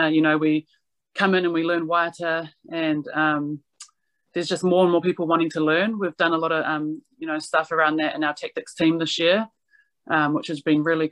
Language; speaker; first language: English; non-native, local second language; Māori